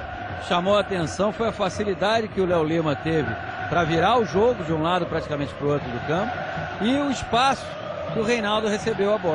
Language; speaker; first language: Portuguese; native; Portuguese